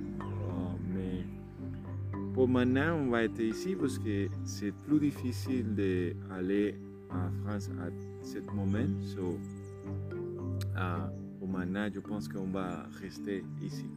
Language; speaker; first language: French; non-native, learner; Spanish